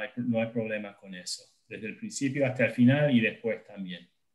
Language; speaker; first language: Spanish; non-native, fluent; English